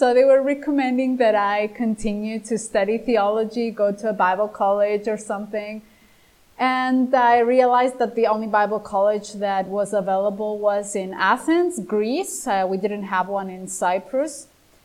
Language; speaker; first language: English; non-native, fluent; Greek